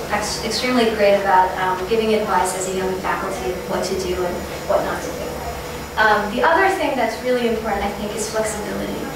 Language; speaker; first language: English; native; English